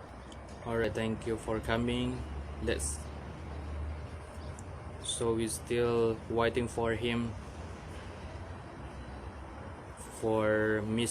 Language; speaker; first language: English; non-native, learner; Indonesian